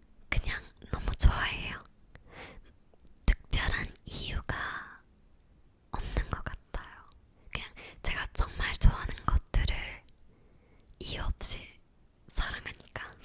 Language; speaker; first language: Korean; non-native, learner; English